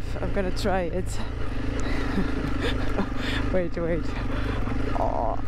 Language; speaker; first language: English; non-native, fluent; Dutch